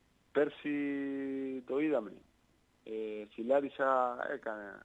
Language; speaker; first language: Greek; non-native, learner; Spanish